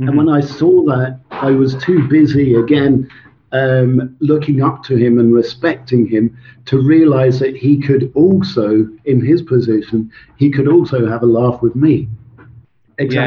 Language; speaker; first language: English; non-native, local second language; Swedish